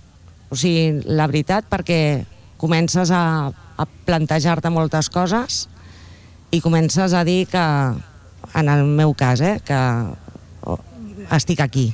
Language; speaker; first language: Catalan; non-native, local second language; Spanish